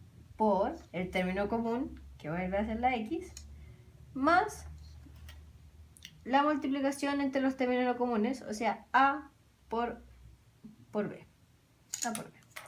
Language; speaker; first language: Spanish; native; Spanish